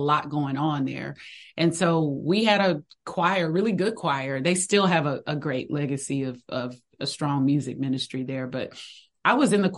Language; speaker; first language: English; native; English